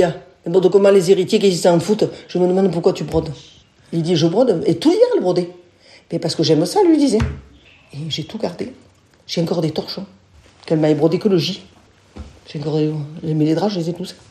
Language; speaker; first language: French; native; French